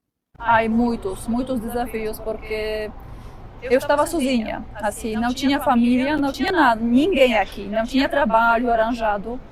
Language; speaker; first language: Portuguese; non-native, fluent; Polish